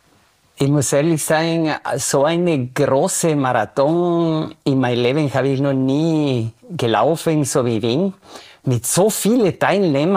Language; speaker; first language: German; non-native, fluent; Spanish